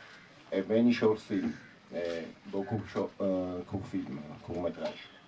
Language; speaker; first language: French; non-native, fluent; Armenian